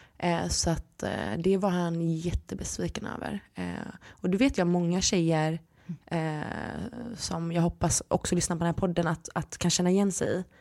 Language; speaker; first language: Swedish; early bilingual, other home language; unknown